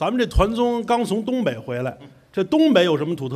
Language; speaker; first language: Chinese; native; Chinese